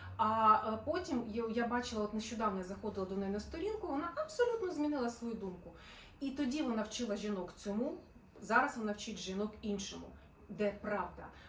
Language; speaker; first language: Ukrainian; non-native, local second language; Russian